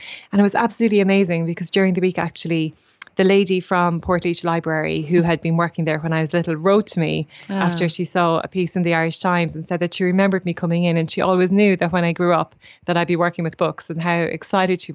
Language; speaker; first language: English; native; English